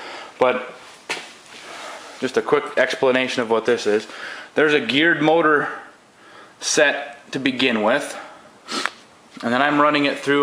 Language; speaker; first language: English; native; English